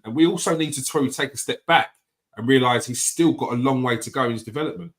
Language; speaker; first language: English; native; English